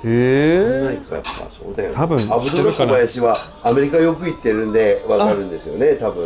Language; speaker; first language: Japanese; native; Japanese